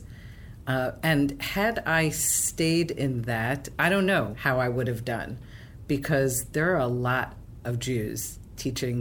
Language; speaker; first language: English; native; English